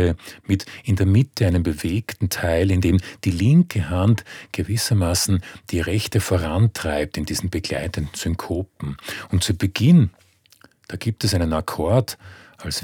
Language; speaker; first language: German; native; German